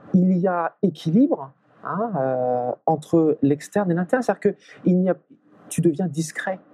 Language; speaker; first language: French; native; French